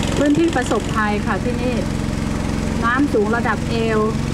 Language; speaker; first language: Thai; native; Thai